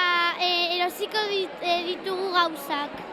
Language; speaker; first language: Basque; non-native, local second language; Spanish